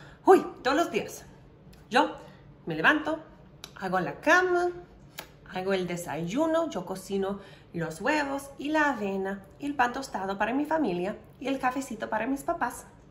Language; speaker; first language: Spanish; non-native, fluent; English